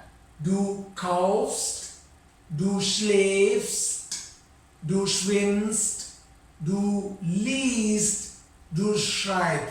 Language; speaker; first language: German; non-native, fluent; Sinhala